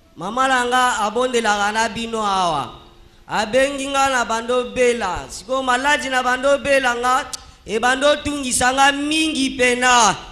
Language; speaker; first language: Lingala; non-native, local second language; Kituba (Democratic Republic of Congo)